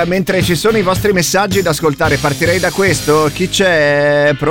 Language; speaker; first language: Italian; native; Italian